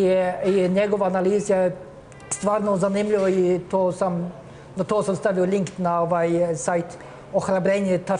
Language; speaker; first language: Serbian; non-native, fluent; Norwegian